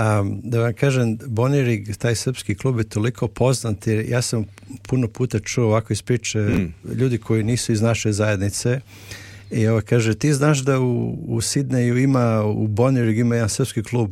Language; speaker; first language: Serbian; native; Serbian